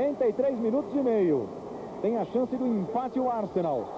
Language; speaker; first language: Portuguese; native; Portuguese